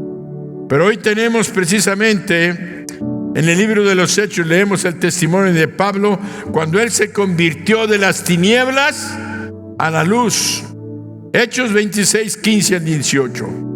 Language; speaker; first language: Spanish; native; Spanish